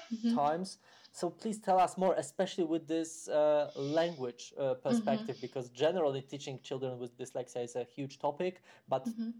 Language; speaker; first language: English; non-native, fluent; Polish